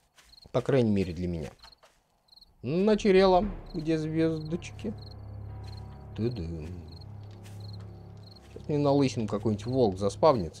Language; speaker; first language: Russian; native; Russian